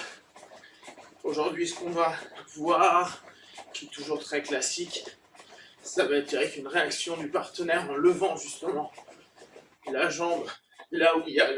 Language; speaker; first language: French; native; French